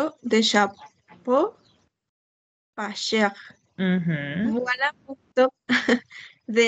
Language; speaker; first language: French; non-native, learner; Spanish